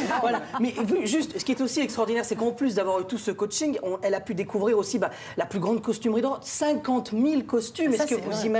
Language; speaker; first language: French; native; French